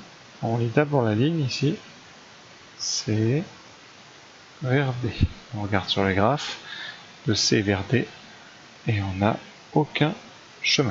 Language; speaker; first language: French; native; French